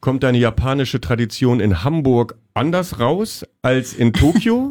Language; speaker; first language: German; native; German